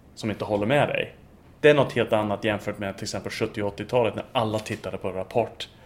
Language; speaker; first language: Swedish; non-native, fluent; English